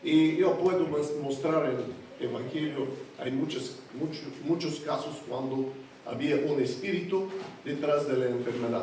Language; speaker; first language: Spanish; non-native, fluent; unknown